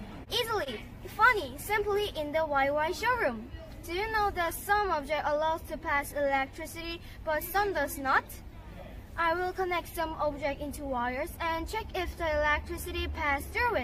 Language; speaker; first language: English; non-native, learner; Korean